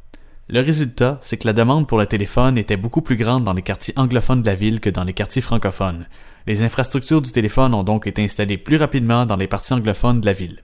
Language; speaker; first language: French; native; French